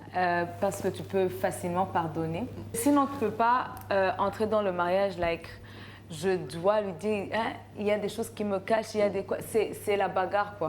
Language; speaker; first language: French; non-native, local second language; Rundi